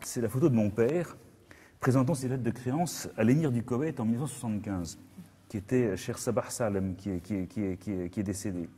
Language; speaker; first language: French; native; French